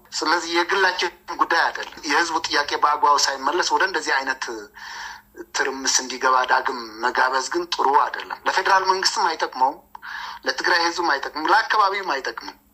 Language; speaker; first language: Amharic; non-native, local second language; Tigrinya